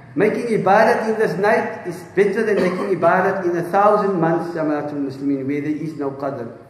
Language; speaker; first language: English; native; English